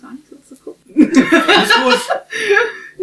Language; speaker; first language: German; native; German